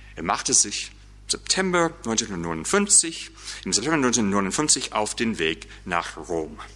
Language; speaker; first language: German; non-native, fluent; English